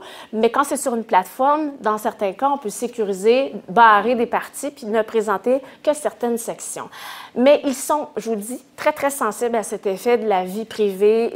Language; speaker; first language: French; native; French